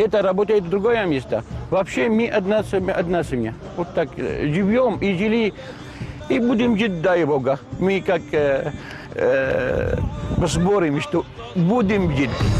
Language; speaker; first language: Russian; non-native, learner; Arabic